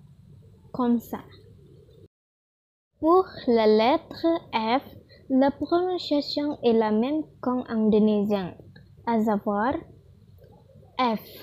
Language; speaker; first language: French; non-native, learner; Indonesian